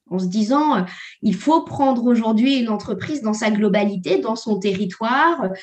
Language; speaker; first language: French; native; French